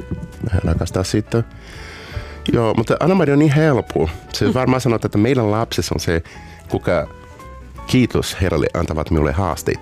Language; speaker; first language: Finnish; non-native, fluent; Portuguese